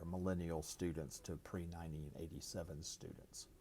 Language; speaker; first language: English; native; English